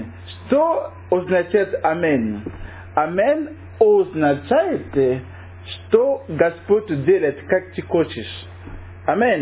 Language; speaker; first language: Russian; non-native, learner; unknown